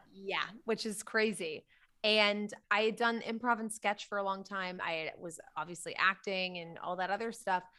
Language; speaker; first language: English; native; English